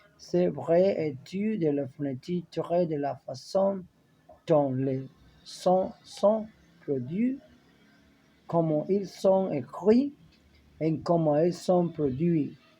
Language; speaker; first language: French; non-native, learner; Spanish